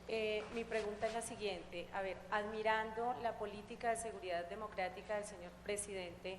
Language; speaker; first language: Spanish; native; Spanish